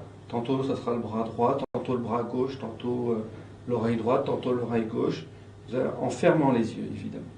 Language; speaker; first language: French; native; French